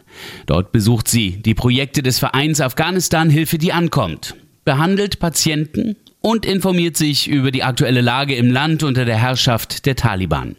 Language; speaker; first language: German; native; German